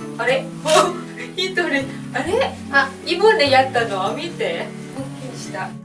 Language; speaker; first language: Japanese; native; Japanese